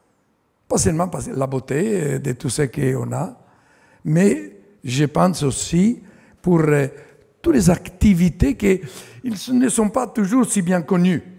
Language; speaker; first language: French; non-native, fluent; Italian